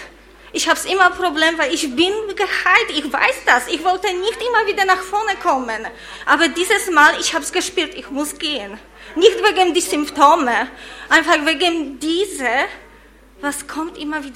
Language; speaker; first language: German; non-native, learner; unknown